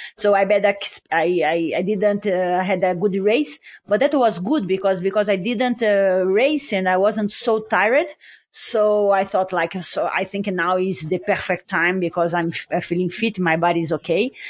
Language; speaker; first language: English; non-native, learner; Portuguese